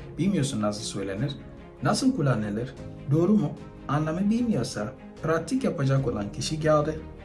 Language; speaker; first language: Turkish; non-native, fluent; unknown